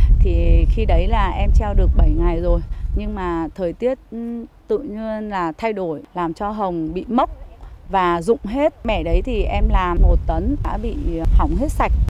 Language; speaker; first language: Vietnamese; non-native, local second language; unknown